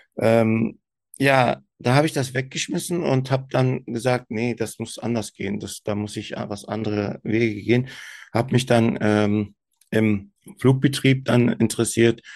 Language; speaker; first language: German; early bilingual, other home language; Turkish